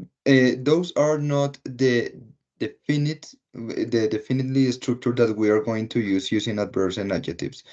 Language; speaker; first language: English; non-native, fluent; Spanish